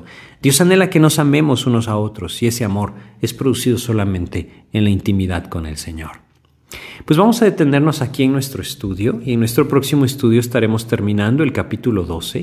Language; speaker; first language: Spanish; native; Spanish